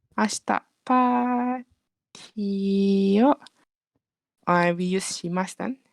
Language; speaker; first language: Japanese; non-native, learner; Malay